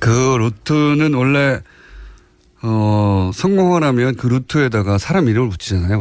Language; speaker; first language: Korean; native; Korean